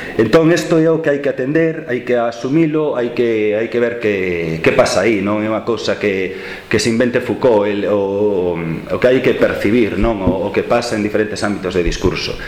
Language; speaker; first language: Galician; non-native, local second language; Spanish